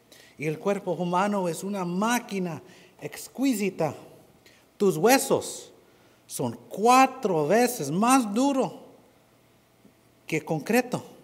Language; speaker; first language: Spanish; non-native, fluent; English